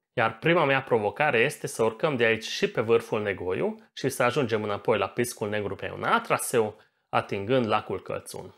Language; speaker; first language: Romanian; non-native, local second language; Hungarian